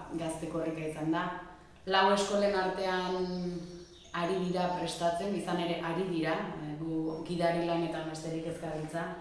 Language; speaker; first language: Basque; native; Basque